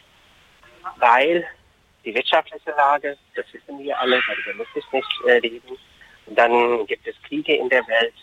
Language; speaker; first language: German; non-native, fluent; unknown